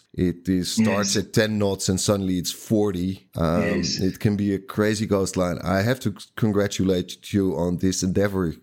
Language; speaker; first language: English; non-native, fluent; Dutch